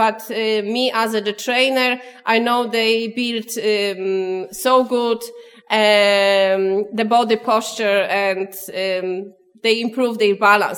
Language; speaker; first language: English; non-native, learner; Polish